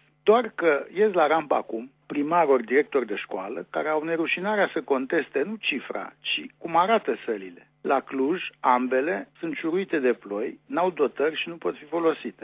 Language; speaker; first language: Romanian; native; Romanian